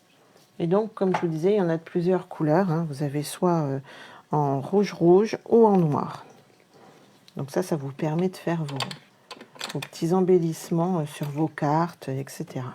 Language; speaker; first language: French; native; French